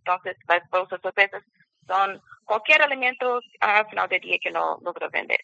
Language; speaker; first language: Spanish; non-native, learner; Portuguese